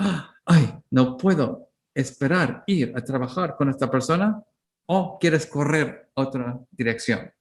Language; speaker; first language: Spanish; non-native, learner; English